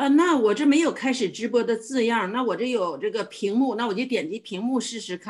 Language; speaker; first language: Chinese; native; Chinese